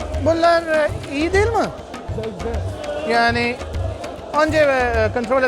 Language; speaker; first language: Turkish; non-native, learner; Urdu